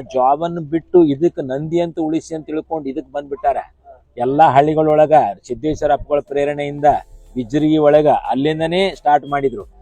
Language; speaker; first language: Kannada; native; Kannada